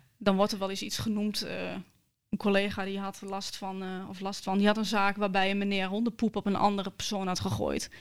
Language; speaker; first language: Dutch; native; Dutch